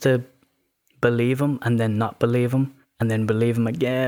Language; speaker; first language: English; native; English